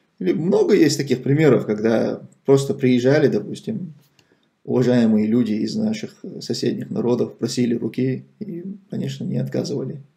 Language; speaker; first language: Russian; non-native, local second language; Chechen